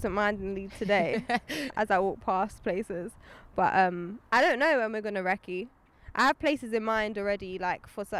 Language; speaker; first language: English; native; English